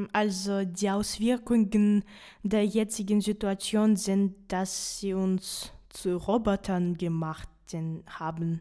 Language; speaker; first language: German; non-native, fluent; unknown